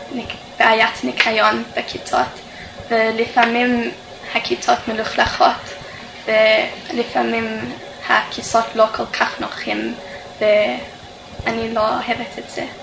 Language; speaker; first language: Hebrew; non-native, fluent; English